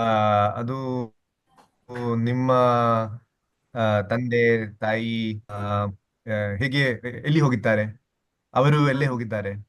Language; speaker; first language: Kannada; non-native, learner; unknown